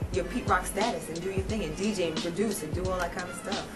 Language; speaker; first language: English; native; English